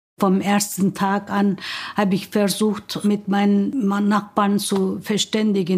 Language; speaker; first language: German; non-native, fluent; Turkish